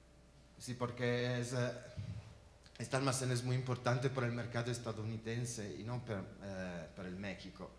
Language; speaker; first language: Spanish; non-native, learner; Italian